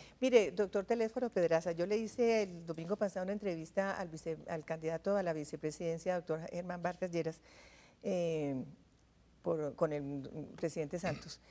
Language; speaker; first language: Spanish; native; Spanish